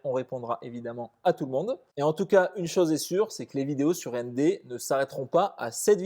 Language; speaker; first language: French; native; French